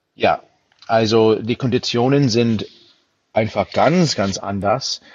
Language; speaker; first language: German; non-native, fluent; English